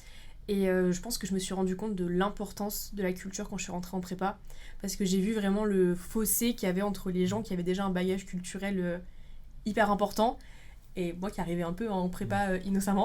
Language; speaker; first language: French; native; French